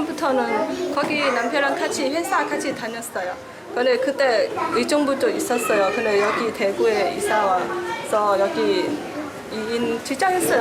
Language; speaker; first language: Korean; non-native, learner; Thai